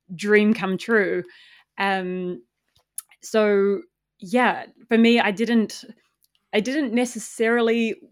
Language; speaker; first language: English; native; English